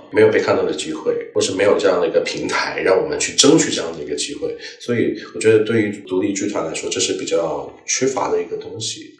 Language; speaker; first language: Chinese; non-native, local second language; Cantonese